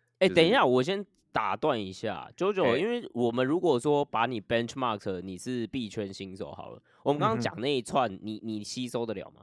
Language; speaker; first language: Chinese; native; Chinese